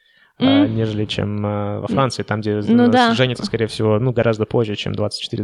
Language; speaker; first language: Russian; native; Russian